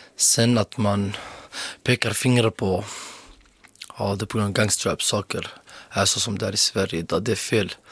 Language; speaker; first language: Swedish; early bilingual, other home language; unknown